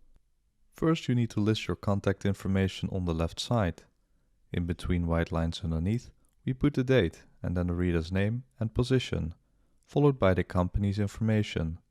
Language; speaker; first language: English; non-native, fluent; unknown